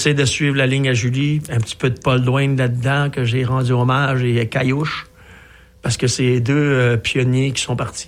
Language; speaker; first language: French; native; French